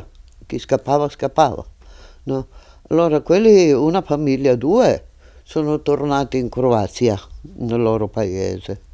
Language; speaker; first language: Italian; non-native, local second language; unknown